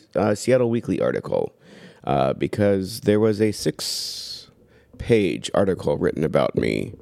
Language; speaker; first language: English; native; English